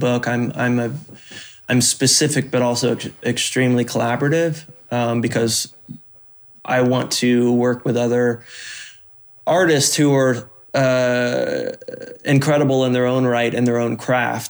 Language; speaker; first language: English; native; English